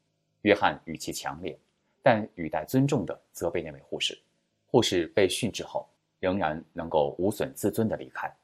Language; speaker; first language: Chinese; native; Chinese